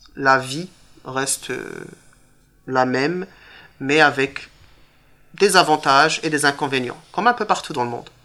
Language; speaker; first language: French; early bilingual, other home language; Arabic